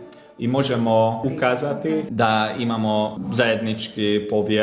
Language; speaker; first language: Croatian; non-native, local second language; Hungarian